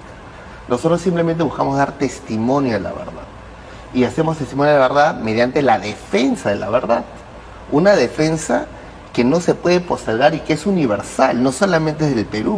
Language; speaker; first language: Spanish; native; Spanish